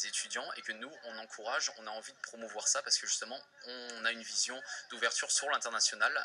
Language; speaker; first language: French; native; French